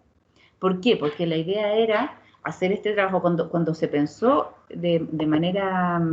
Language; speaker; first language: Spanish; native; Spanish